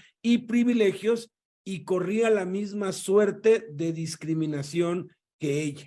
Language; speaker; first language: Spanish; native; Spanish